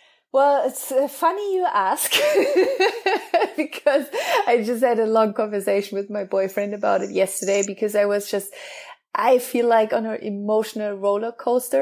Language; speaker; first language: English; non-native, fluent; German